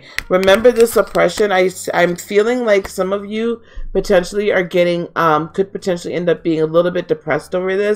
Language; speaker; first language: English; native; English